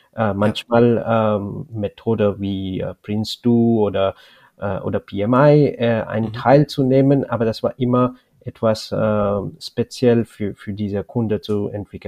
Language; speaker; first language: German; non-native, learner; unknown